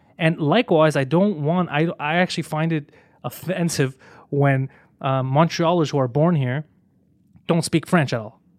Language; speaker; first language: English; native; English